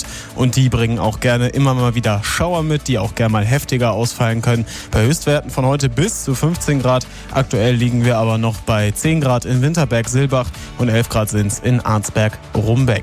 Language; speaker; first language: German; native; German